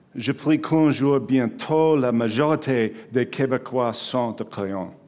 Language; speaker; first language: French; non-native, learner; English